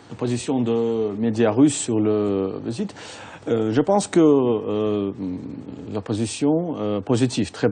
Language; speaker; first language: French; non-native, fluent; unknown